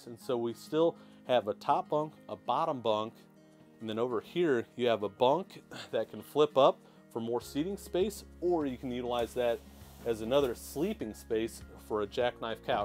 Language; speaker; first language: English; native; English